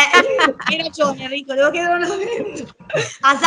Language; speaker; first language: Italian; native; Italian